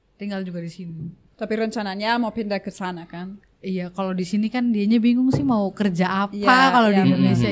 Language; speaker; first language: Indonesian; native; Indonesian